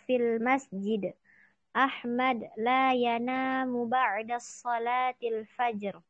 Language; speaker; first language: Arabic; non-native, learner; Indonesian